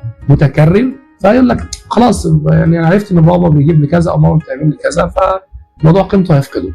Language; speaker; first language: Arabic; native; Arabic